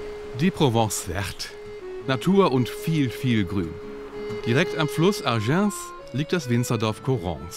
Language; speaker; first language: German; native; German